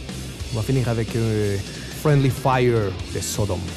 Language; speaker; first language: French; non-native, fluent; Spanish